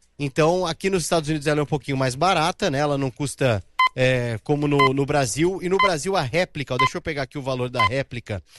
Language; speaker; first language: Portuguese; native; Portuguese